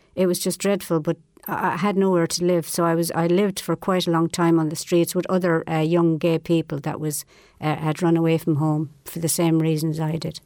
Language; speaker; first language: English; native; English